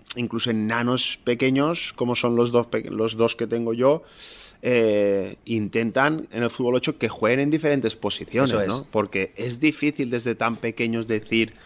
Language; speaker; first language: Spanish; non-native, local second language; Catalan